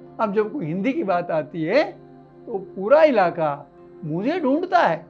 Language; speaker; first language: Hindi; native; Hindi